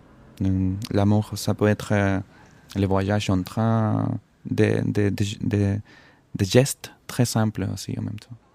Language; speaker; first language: French; non-native, fluent; Spanish